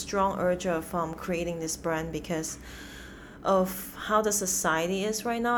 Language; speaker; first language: English; non-native, local second language; Cantonese